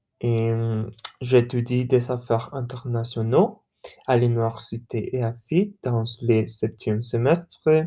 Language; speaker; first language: French; non-native, learner; Spanish